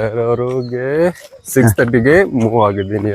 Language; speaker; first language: Kannada; non-native, local second language; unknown